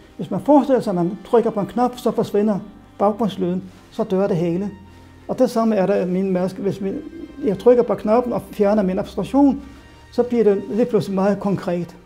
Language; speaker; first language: Danish; non-native, local second language; Faroese